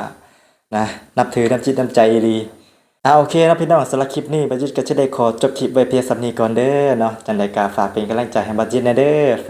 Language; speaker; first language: Thai; non-native, local second language; Northeastern Thai